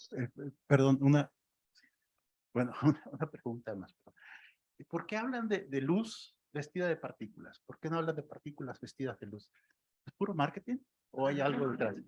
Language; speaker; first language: Spanish; native; Spanish